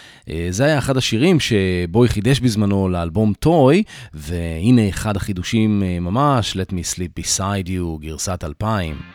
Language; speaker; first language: Hebrew; native; Hebrew